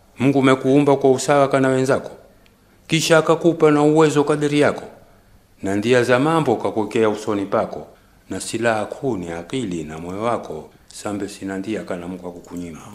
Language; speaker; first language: Swahili; native; Swahili